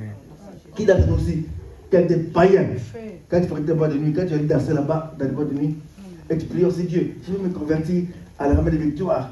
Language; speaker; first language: French; non-native, local second language; Lingala